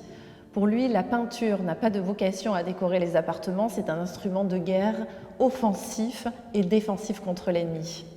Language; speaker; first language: French; native; French